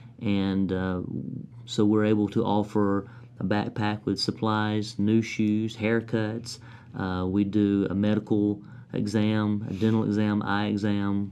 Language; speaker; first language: English; native; English